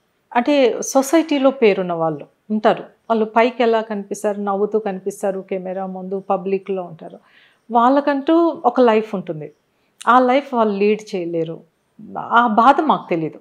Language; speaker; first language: Telugu; native; Telugu